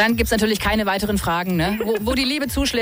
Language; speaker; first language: German; native; German